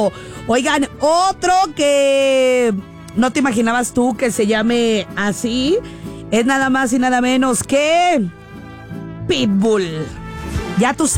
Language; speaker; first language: Spanish; native; Spanish